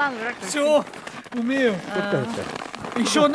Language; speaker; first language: Russian; non-native, learner; English